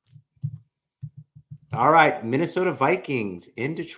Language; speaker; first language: English; native; English